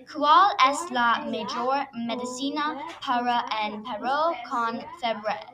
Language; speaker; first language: Spanish; non-native, learner; English